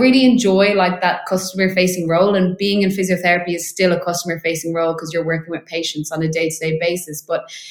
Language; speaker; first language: English; native; English